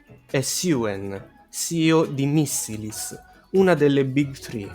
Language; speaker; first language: Italian; native; Italian